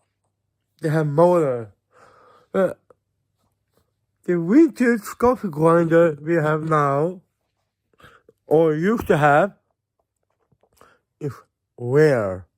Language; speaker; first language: English; non-native, fluent; Swedish